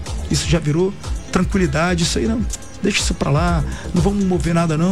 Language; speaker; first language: Portuguese; native; Portuguese